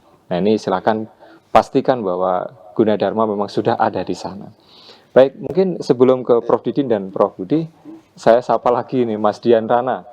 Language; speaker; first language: Indonesian; native; Indonesian